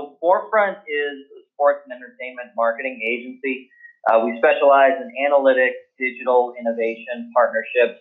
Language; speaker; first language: English; native; English